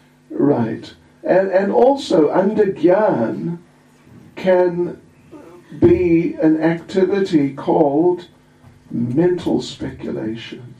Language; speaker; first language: English; native; English